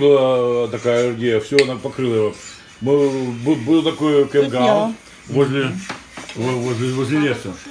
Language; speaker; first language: Russian; native; Russian